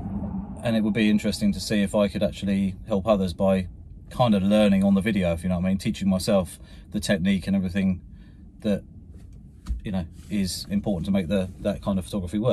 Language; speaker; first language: English; native; English